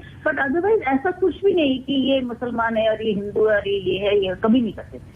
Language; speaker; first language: Hindi; non-native, local second language; Tamil